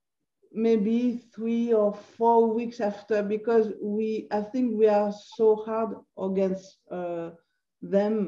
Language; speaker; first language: English; non-native, learner; French